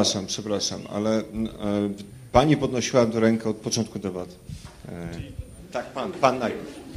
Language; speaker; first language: Polish; native; Polish